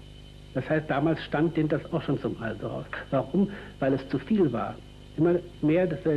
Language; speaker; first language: German; native; German